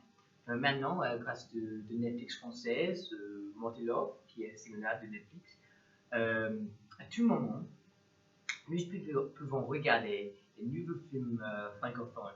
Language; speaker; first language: French; non-native, learner; English